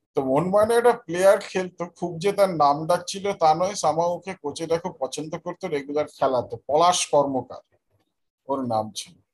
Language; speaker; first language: Bangla; native; Bangla